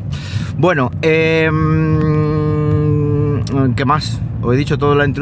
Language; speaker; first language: Spanish; native; Spanish